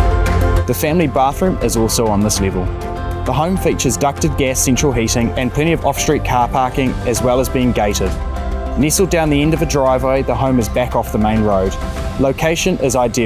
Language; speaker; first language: English; native; English